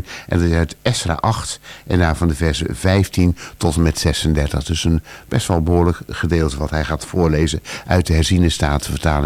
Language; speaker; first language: Dutch; native; Dutch